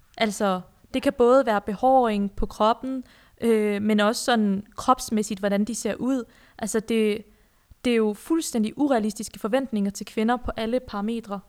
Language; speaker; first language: Danish; early bilingual, other home language; Persian